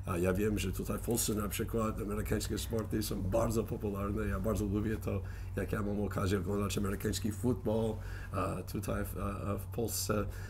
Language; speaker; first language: Polish; non-native, fluent; English